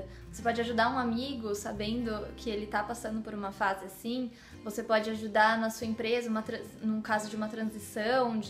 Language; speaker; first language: Portuguese; native; Portuguese